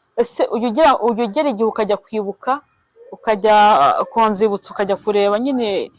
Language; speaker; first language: Kinyarwanda; native; Kinyarwanda